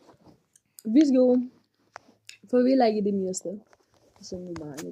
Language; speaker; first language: Dutch; non-native, learner; Afrikaans